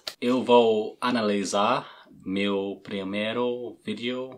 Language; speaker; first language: Portuguese; non-native, learner; English